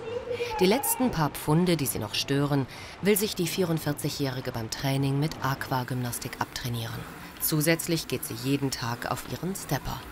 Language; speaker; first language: German; native; German